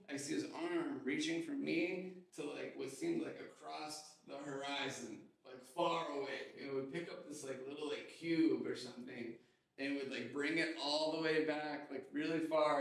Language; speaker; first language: English; native; English